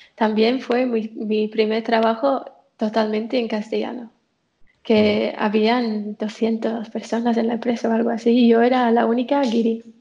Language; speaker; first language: Spanish; non-native, fluent; English